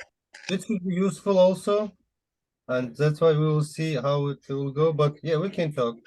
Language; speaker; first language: English; non-native, fluent; Uzbek